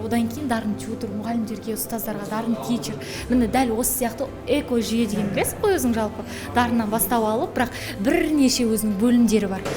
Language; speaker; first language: Kazakh; native; Kazakh